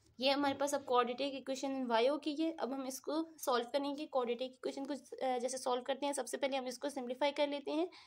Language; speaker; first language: Urdu; non-native, local second language; Punjabi